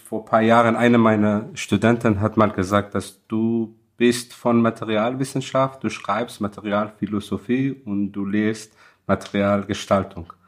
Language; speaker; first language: German; non-native, fluent; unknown